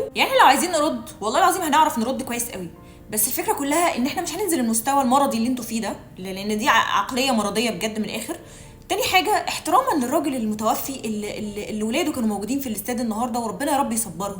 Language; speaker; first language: Arabic; native; Arabic